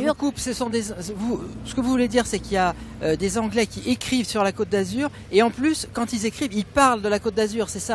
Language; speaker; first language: French; native; French